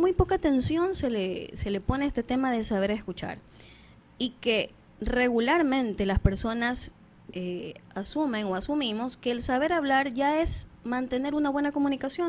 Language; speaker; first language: Spanish; native; Spanish